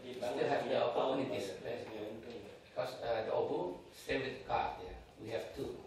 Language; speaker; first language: English; non-native, learner; Indonesian